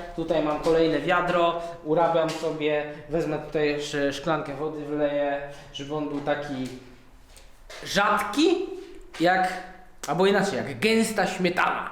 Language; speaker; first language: Polish; native; Polish